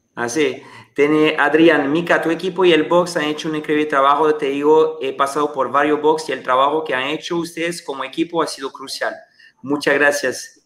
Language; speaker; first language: Spanish; non-native, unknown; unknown